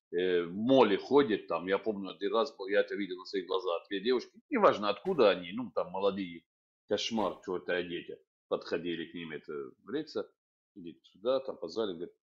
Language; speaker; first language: Russian; non-native, fluent; Arabic